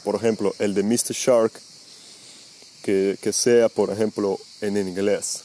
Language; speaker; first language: Spanish; non-native, fluent; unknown